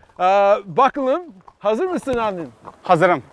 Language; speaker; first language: Turkish; non-native, learner; English